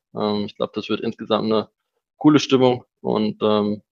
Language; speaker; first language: German; native; German